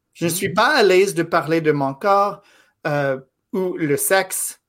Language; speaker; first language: French; non-native, fluent; English